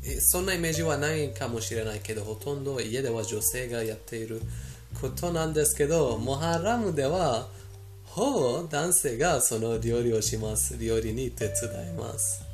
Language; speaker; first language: Japanese; non-native, fluent; Persian